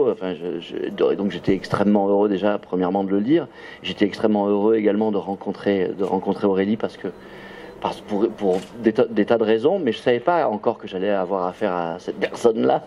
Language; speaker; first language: French; native; French